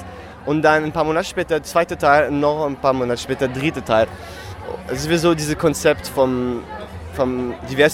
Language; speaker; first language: German; non-native, fluent; French